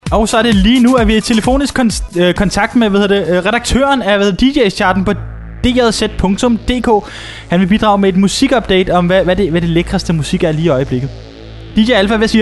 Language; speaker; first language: Danish; native; Danish